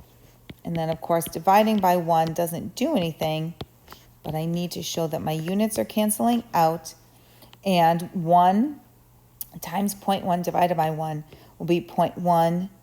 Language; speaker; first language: English; native; English